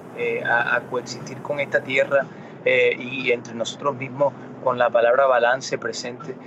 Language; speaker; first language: Spanish; early bilingual, heritage; Spanish